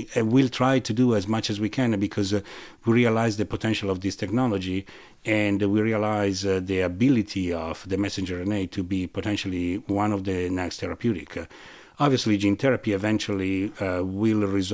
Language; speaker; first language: English; non-native, fluent; Italian